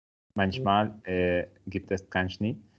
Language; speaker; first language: German; non-native, learner; Italian